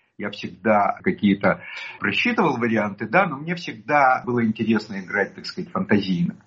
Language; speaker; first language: Russian; native; Russian